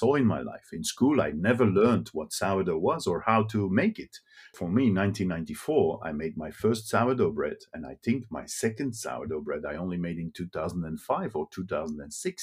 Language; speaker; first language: English; non-native, fluent; Dutch